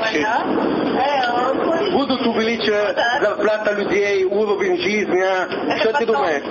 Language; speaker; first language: Russian; non-native, learner; Italian